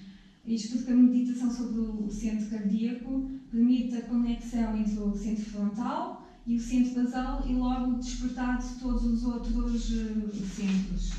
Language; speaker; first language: Portuguese; native; Portuguese